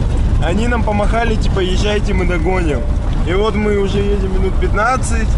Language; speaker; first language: Russian; native; Russian